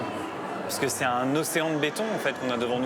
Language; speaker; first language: French; native; French